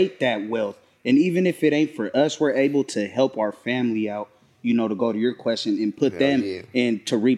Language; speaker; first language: English; native; English